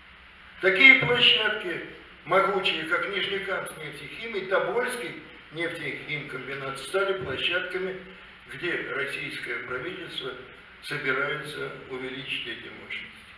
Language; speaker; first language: Russian; native; Russian